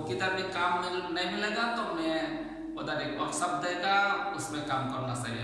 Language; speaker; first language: Hindi; non-native, learner; Bangla